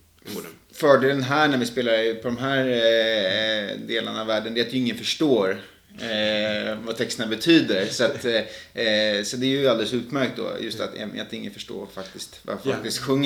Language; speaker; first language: Swedish; native; Swedish